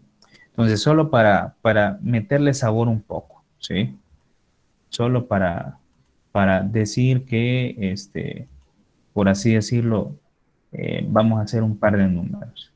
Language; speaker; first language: Spanish; native; Spanish